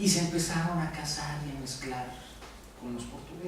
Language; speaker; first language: Spanish; native; Spanish